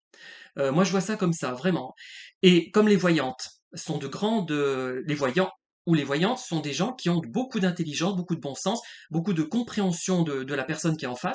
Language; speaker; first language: French; native; French